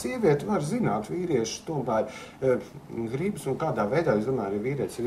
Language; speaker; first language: Latvian; native; Latvian